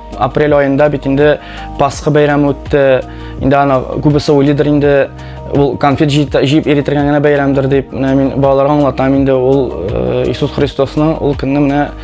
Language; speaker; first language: Tatar; non-native, local second language; Udmurt